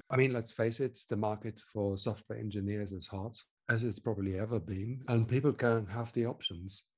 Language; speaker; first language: English; non-native, fluent; German